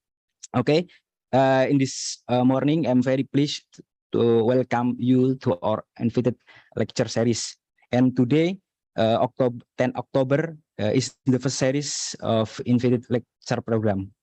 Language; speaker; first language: English; non-native, learner; Indonesian